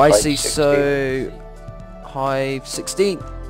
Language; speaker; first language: English; native; English